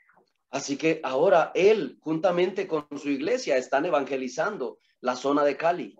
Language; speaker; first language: Spanish; native; Spanish